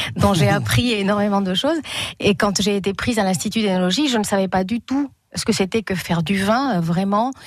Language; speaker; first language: French; non-native, fluent; Spanish